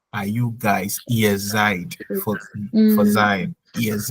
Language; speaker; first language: German; non-native, fluent; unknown